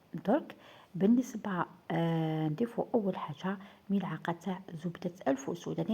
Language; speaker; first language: Arabic; native; Arabic